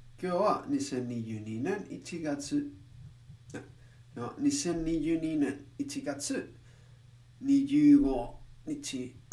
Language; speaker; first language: Japanese; non-native, learner; English